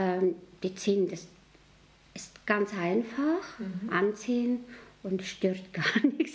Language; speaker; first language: German; non-native, learner; Mongolian